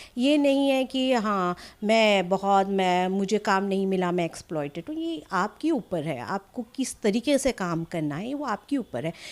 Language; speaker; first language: Hindi; non-native, local second language; Assamese